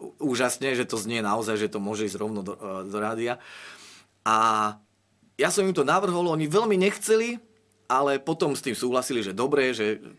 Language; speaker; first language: Slovak; native; Slovak